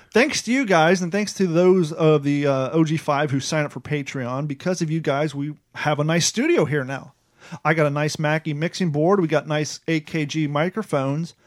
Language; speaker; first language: English; native; English